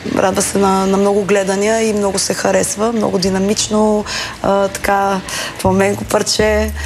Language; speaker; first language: Bulgarian; native; Bulgarian